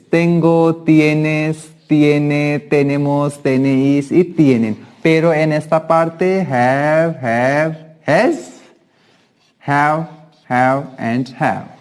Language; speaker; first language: Spanish; non-native, fluent; Hindi